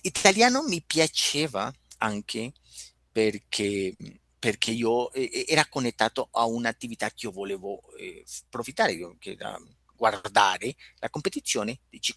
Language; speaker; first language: Italian; non-native, fluent; Spanish